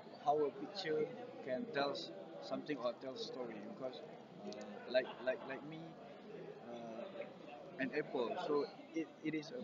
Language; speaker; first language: English; non-native, learner; Malay